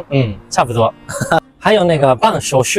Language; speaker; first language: Chinese; non-native, fluent; Japanese